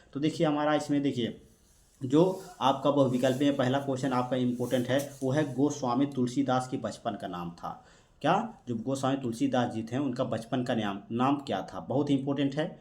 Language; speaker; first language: Hindi; native; Hindi